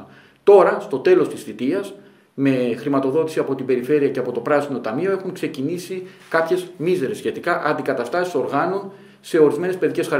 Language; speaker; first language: Greek; native; Greek